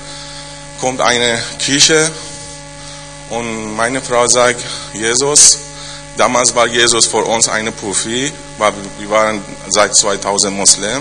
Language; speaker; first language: German; non-native, learner; Persian